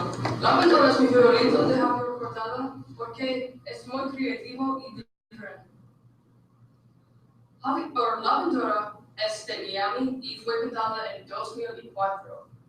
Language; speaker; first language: Spanish; non-native, learner; English